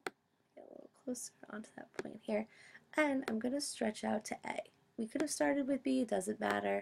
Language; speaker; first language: English; native; English